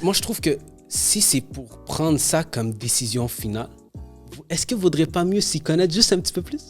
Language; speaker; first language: French; native; French